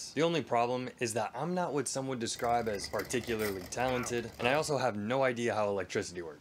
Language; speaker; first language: English; native; English